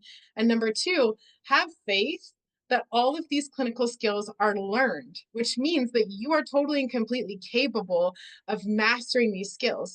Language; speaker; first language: English; native; English